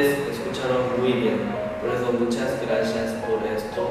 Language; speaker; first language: Spanish; non-native, learner; Korean